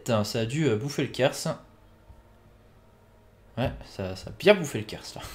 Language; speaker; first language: French; native; French